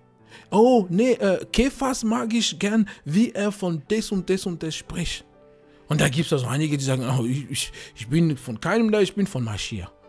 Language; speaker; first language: German; non-native, fluent; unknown